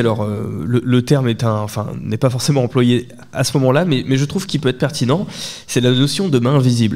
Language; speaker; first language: French; native; French